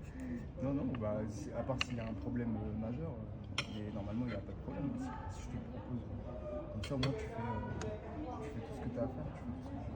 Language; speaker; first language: French; native; French